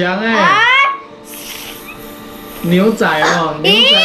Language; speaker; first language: Chinese; native; Chinese